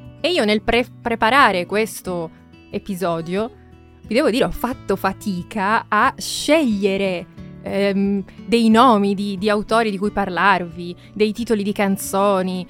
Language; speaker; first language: Italian; native; Italian